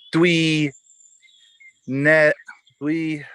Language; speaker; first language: Welsh; non-native, learner; English